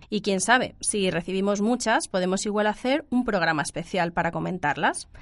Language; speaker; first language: Spanish; native; Spanish